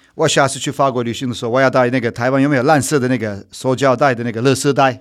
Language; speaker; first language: Chinese; non-native, fluent; Turkish